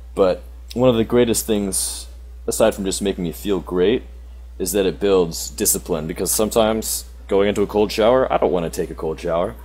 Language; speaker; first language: English; native; English